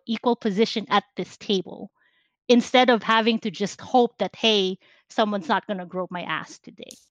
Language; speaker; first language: English; non-native, local second language; Filipino